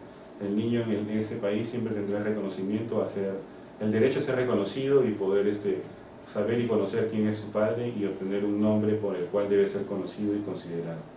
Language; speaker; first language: Spanish; native; Spanish